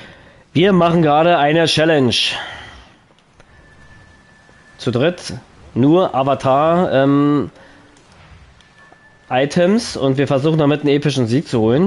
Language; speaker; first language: German; native; German